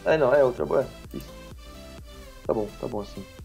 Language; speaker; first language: Portuguese; native; Portuguese